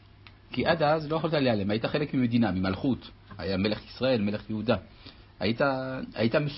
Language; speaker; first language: Hebrew; native; Hebrew